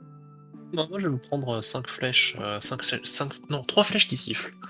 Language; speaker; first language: French; native; French